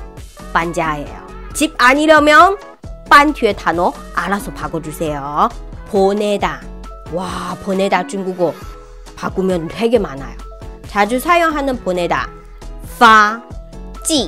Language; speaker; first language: Korean; non-native, fluent; Chinese